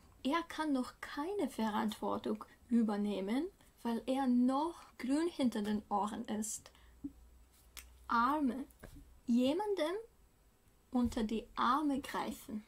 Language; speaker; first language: German; non-native, fluent; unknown